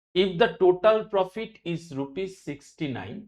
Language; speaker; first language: English; non-native, local second language; Bangla